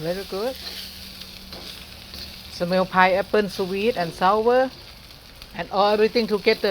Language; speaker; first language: English; non-native, learner; Thai